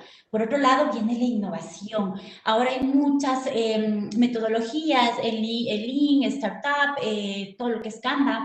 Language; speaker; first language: Spanish; native; Spanish